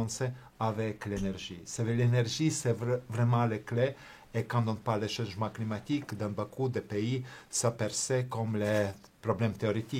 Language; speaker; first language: French; non-native, fluent; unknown